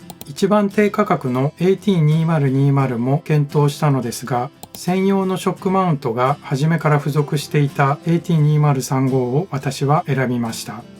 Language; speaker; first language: Japanese; native; Japanese